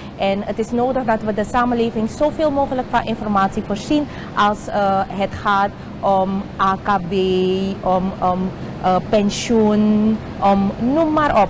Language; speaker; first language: Dutch; native; Dutch